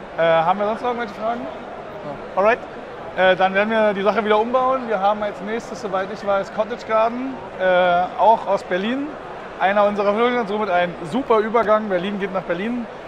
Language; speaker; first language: German; native; German